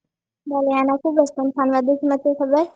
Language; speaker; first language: Persian; non-native, learner; Urdu